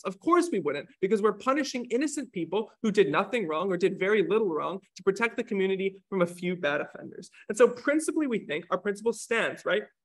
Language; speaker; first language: English; native; English